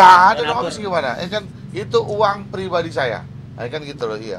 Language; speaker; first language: Indonesian; native; Indonesian